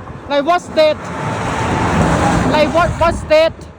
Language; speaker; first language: English; non-native, learner; Thai